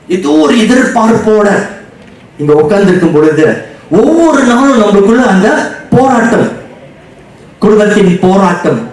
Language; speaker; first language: Tamil; native; Tamil